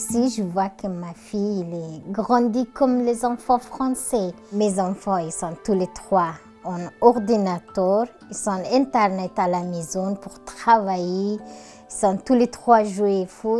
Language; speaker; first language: French; non-native, learner; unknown